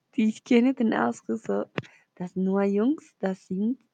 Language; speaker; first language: German; non-native, learner; Spanish